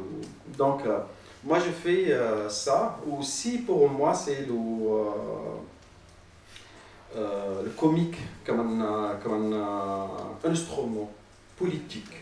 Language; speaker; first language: French; non-native, learner; Arabic